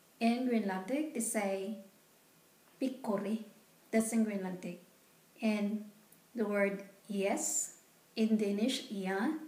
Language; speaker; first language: English; non-native, local second language; Filipino